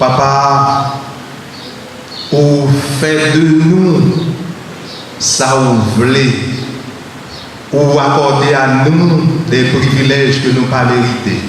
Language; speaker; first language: French; non-native, learner; Haitian Creole